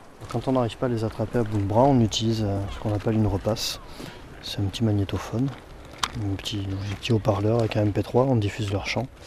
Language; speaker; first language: French; native; French